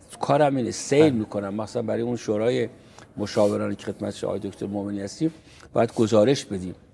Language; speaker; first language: Persian; native; Persian